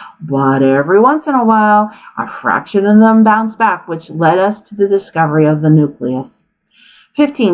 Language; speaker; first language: English; native; English